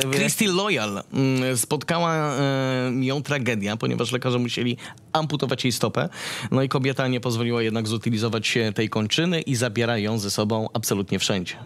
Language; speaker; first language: Polish; native; Polish